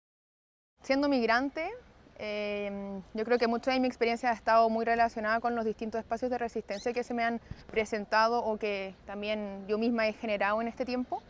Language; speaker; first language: Spanish; native; Spanish